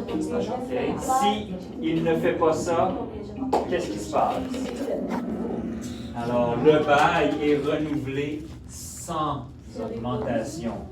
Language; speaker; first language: French; native; French